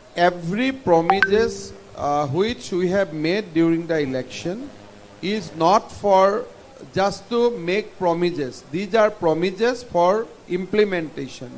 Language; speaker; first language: English; non-native, local second language; Assamese